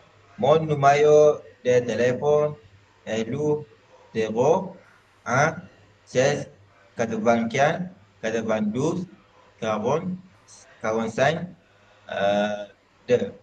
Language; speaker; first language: French; non-native, learner; Malay